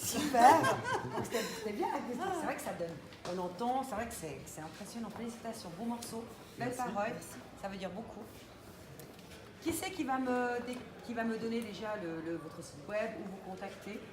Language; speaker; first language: French; native; French